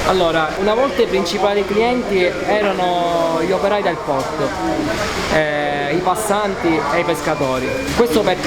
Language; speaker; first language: Italian; native; Italian